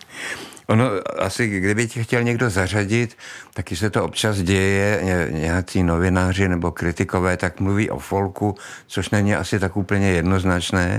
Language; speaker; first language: Czech; native; Czech